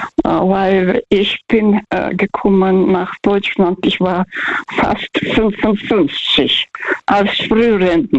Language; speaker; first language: German; non-native, learner; Russian